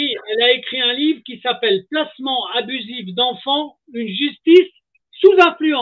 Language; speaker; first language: French; native; French